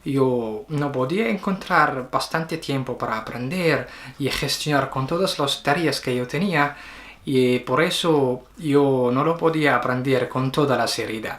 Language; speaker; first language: Spanish; non-native, learner; Arabic